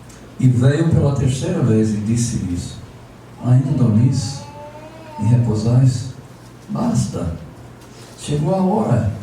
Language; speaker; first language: Portuguese; non-native, fluent; English